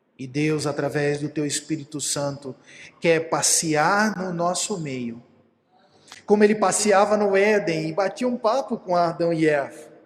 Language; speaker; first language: Portuguese; native; Portuguese